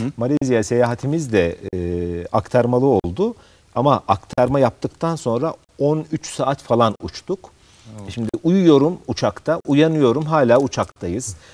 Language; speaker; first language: Turkish; native; Turkish